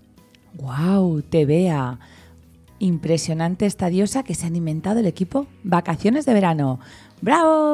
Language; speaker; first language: Spanish; native; Spanish